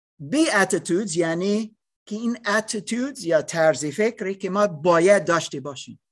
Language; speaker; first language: Persian; non-native, learner; English